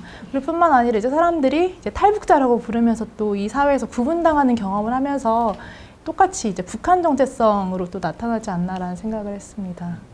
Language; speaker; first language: Korean; native; Korean